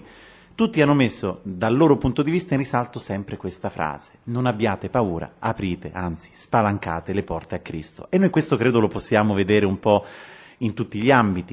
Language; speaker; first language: Italian; native; Italian